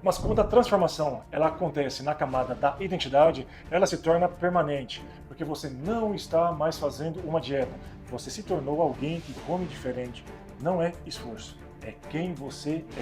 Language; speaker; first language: Portuguese; native; Portuguese